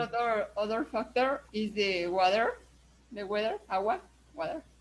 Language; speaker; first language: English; non-native, learner; Spanish